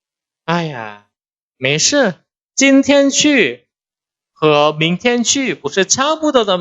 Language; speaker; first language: Chinese; non-native, fluent; Indonesian